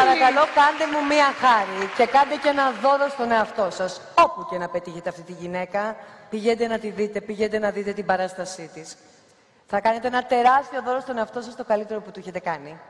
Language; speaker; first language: Greek; native; Greek